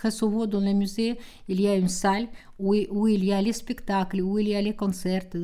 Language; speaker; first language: French; non-native, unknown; Russian